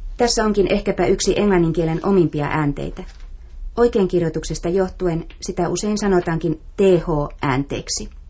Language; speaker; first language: Finnish; native; Finnish